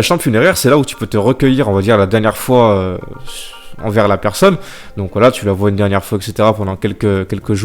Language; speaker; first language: French; native; French